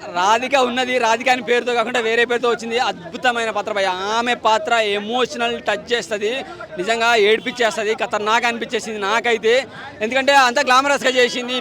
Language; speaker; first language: Telugu; native; Telugu